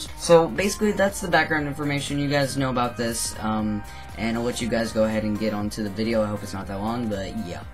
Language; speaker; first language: English; native; English